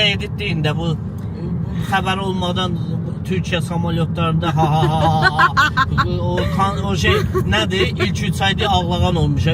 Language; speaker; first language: Azerbaijani; native; Azerbaijani